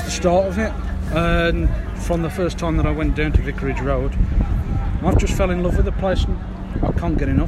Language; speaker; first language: English; native; English